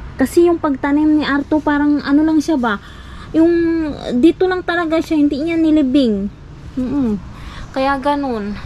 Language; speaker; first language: Filipino; non-native, local second language; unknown